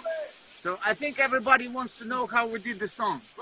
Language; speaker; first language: English; non-native, fluent; Russian